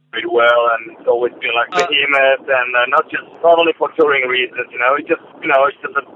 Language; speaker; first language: English; non-native, fluent; Polish